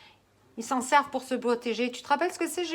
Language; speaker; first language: French; native; French